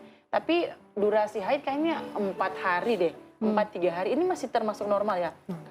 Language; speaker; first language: Indonesian; native; Indonesian